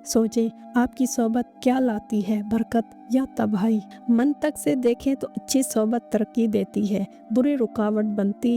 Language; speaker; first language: Hindi; native; Hindi